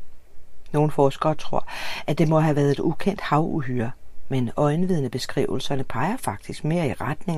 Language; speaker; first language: Danish; native; Danish